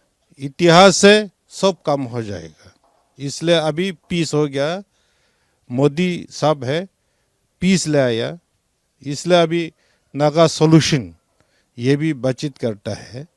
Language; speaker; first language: Hindi; non-native, local second language; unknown